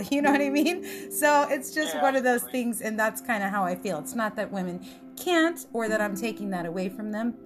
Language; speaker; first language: English; early bilingual, other home language; Italian